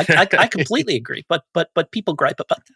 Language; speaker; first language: English; native; English